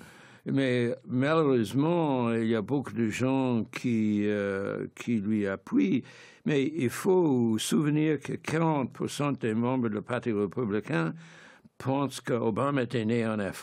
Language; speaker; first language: French; non-native, fluent; English